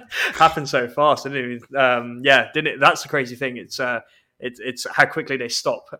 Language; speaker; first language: English; native; English